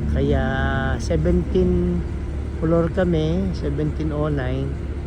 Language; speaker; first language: Filipino; native; Filipino